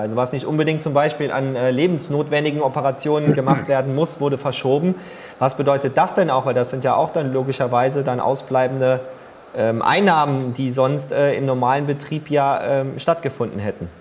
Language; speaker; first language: German; native; German